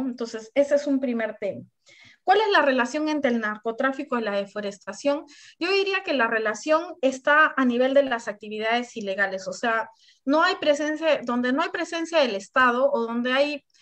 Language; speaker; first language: Spanish; native; Spanish